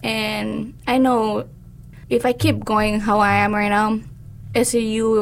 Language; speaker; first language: English; non-native, fluent; Spanish